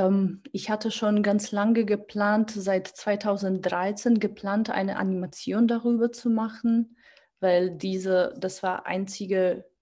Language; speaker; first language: German; non-native, fluent; Georgian